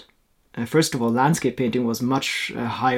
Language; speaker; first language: English; non-native, fluent; Norwegian